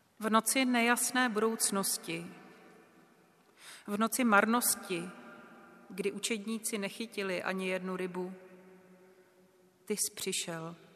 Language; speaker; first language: Czech; native; Czech